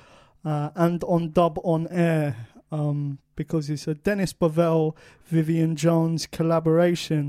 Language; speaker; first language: English; native; English